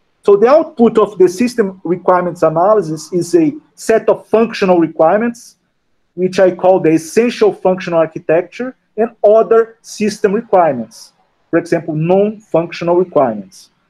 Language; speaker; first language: English; non-native, fluent; Portuguese